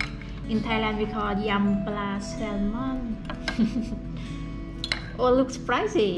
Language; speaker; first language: English; non-native, learner; Thai